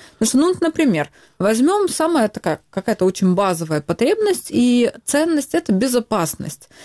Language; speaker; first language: Russian; non-native, local second language; Ukrainian